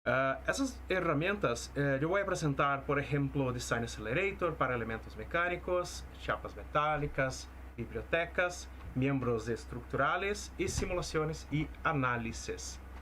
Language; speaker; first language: Spanish; non-native, fluent; Portuguese